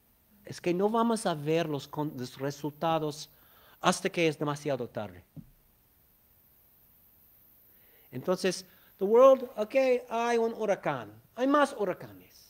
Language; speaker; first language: Spanish; non-native, fluent; English